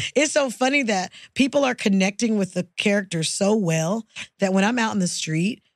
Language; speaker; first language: English; native; English